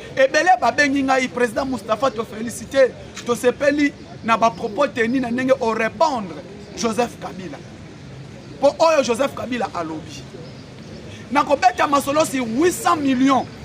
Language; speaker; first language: Lingala; non-native, local second language; Luba-Lulua